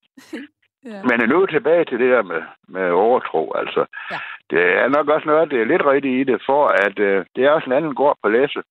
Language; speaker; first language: Danish; native; Danish